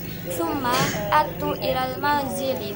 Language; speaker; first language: Arabic; non-native, learner; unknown